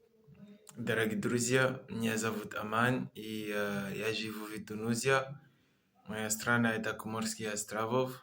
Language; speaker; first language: Russian; non-native, learner; Comorian